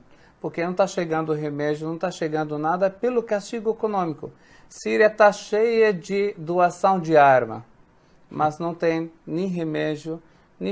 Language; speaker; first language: Portuguese; non-native, fluent; Arabic